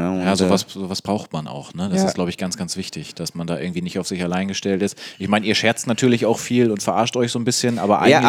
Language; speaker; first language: German; native; German